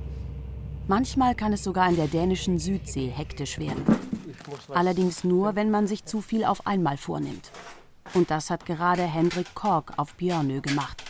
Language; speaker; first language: German; native; German